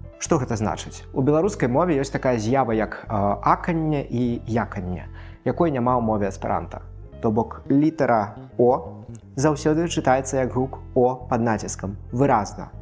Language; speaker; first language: Belarusian; non-native, local second language; Russian